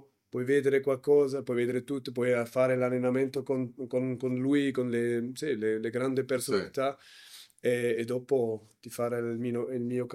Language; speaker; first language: Italian; non-native, learner; German